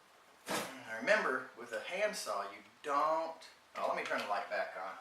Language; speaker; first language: English; native; English